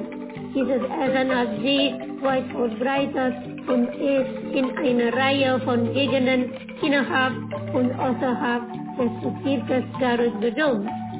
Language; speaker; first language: German; non-native, fluent; Indonesian